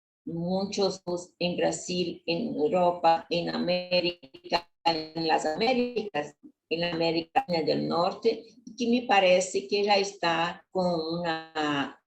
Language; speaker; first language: Spanish; non-native, learner; Portuguese